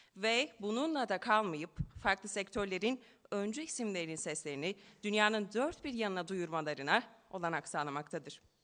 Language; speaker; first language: Turkish; native; Turkish